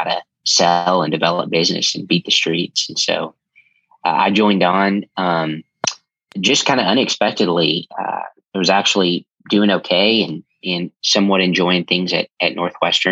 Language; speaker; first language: English; native; English